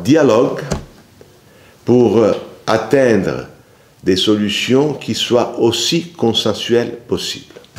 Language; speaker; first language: French; non-native, fluent; Italian